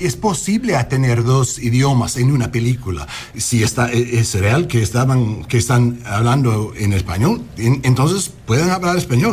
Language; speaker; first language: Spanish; early bilingual, heritage; English